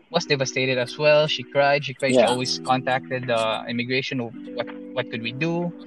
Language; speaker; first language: English; non-native, local second language; Cebuano